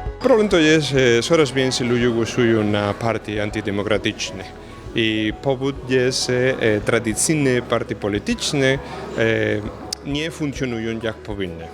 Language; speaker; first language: Polish; non-native, learner; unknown